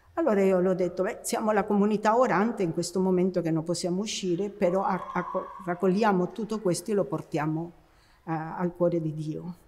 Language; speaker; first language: Italian; non-native, fluent; Spanish